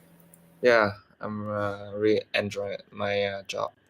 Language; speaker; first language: English; non-native, learner; Vietnamese